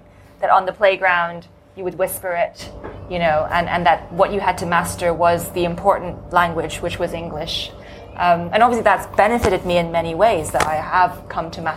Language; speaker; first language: English; non-native, local second language; Cantonese